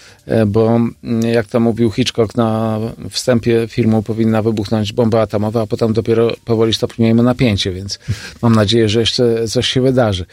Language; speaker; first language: Polish; native; Polish